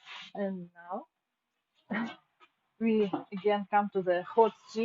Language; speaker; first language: English; non-native, fluent; Russian